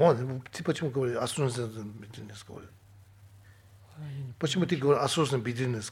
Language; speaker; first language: Russian; non-native, learner; Tibetan